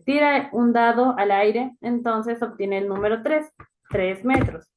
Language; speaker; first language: Spanish; native; Spanish